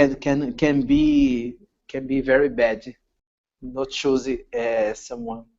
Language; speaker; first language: English; non-native, learner; Portuguese